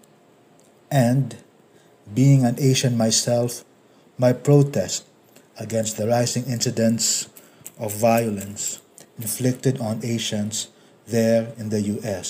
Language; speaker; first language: English; non-native, local second language; Filipino